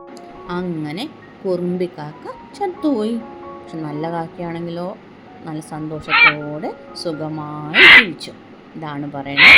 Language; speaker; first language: Malayalam; native; Malayalam